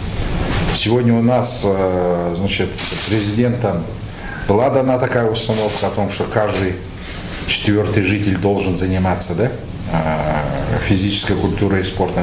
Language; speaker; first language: Russian; native; Russian